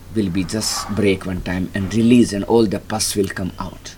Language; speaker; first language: English; non-native, local second language; Hindi